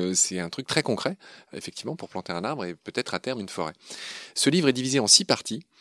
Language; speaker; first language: French; native; French